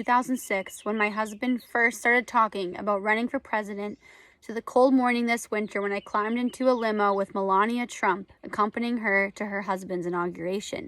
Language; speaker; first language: English; native; English